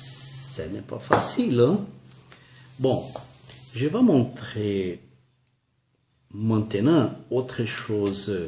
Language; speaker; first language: French; non-native, learner; Portuguese